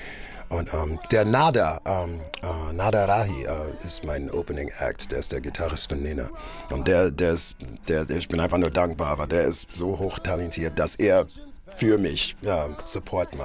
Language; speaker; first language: German; non-native, fluent; English